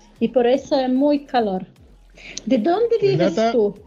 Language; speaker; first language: Spanish; non-native, learner; German